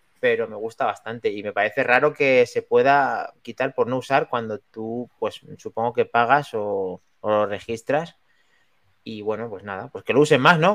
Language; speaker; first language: Spanish; native; Spanish